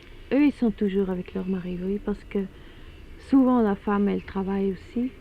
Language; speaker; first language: French; non-native, fluent; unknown